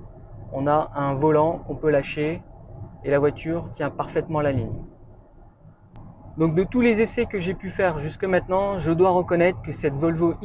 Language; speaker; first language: French; native; French